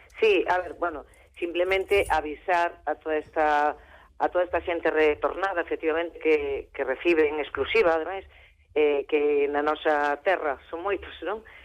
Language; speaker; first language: Galician; native; Galician